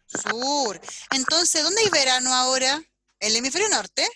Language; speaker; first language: Spanish; native; Spanish